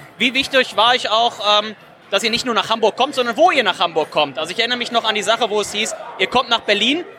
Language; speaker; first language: German; native; German